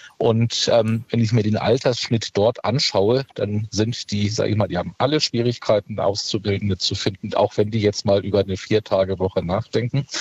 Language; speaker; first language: German; native; German